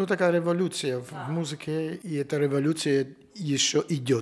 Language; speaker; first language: Polish; non-native, learner; Ukrainian